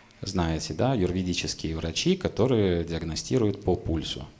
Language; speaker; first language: Russian; native; Russian